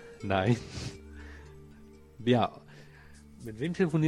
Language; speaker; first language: German; native; German